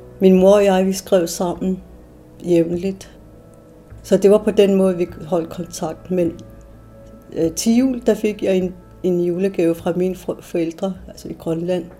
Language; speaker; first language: Danish; non-native, local second language; Kalaallisut